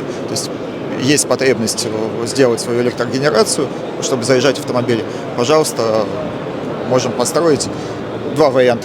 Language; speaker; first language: Russian; native; Russian